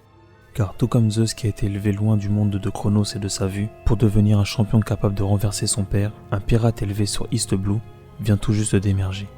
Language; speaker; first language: French; native; French